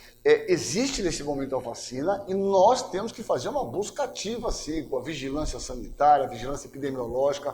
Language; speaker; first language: Portuguese; native; Portuguese